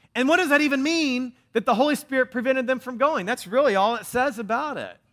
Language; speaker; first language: English; native; English